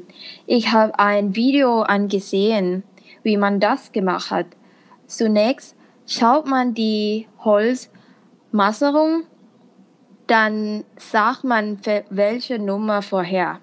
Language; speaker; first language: German; non-native, fluent; Thai